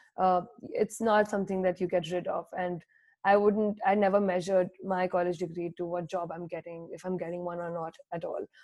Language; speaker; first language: English; non-native, local second language; Hindi